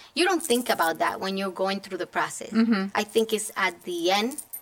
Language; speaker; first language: English; non-native, fluent; Spanish